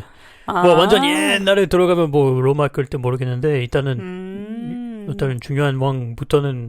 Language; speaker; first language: Korean; non-native, learner; French